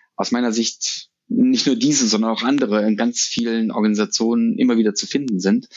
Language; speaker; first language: German; native; German